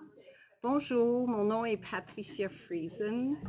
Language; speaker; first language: French; non-native, local second language; English